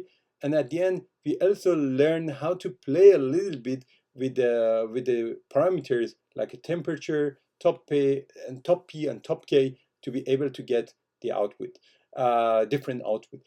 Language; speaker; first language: English; non-native, fluent; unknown